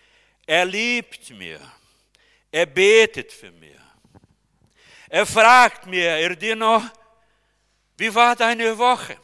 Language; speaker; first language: German; non-native, fluent; Portuguese